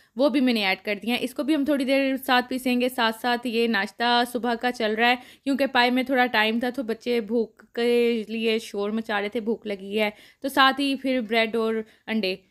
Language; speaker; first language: Urdu; non-native, local second language; Punjabi